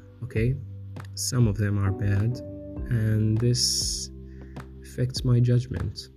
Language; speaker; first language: English; non-native, fluent; Arabic